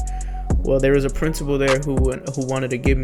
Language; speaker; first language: English; native; English